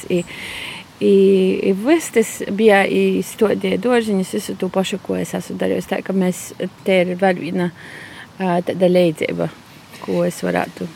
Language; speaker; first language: Latvian; native; Latvian